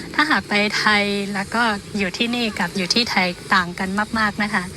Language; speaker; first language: Thai; non-native, fluent; Shan